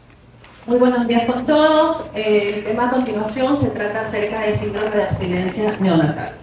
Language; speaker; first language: Spanish; native; Spanish